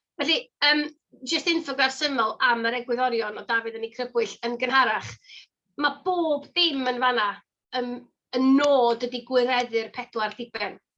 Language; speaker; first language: Welsh; native; Welsh